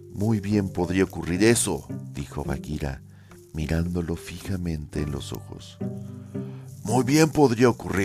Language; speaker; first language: Spanish; native; Spanish